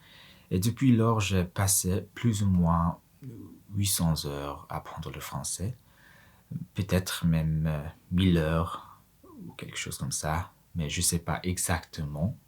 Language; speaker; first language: French; non-native, fluent; Mongolian